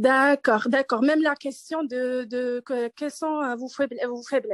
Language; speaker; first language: French; non-native, learner; Arabic